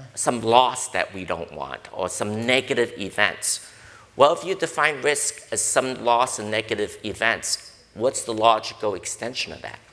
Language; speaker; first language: English; native; English